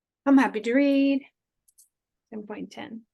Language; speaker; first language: English; native; English